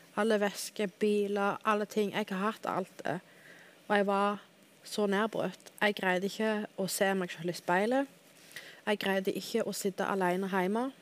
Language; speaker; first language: Norwegian; native; Norwegian